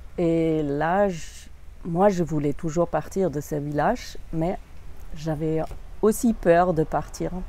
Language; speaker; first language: French; non-native, fluent; German